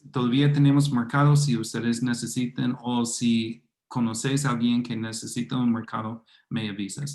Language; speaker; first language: Spanish; non-native, fluent; English